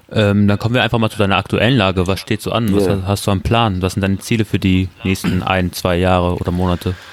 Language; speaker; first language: German; early bilingual, other home language; Turkish